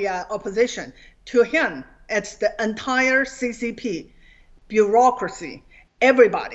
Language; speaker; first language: English; non-native, fluent; Chinese